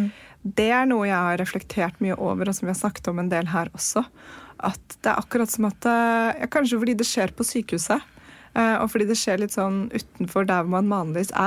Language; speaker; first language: Norwegian; native; Norwegian